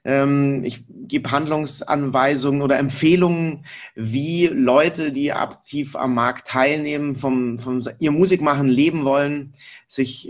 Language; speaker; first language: German; native; German